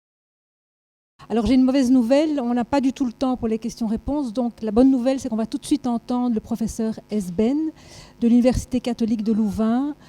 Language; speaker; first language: French; native; French